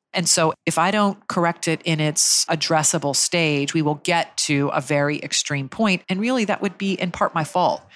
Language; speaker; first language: English; native; English